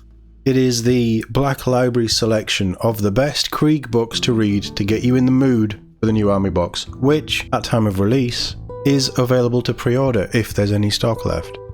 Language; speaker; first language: English; native; English